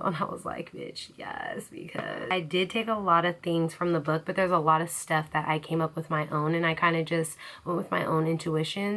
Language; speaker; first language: English; native; English